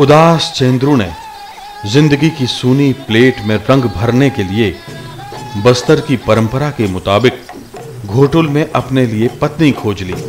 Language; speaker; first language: Hindi; native; Hindi